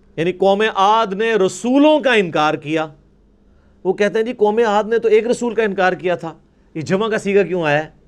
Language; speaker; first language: Urdu; non-native, local second language; Punjabi